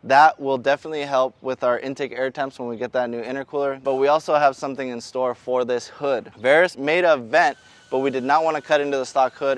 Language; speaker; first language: English; native; English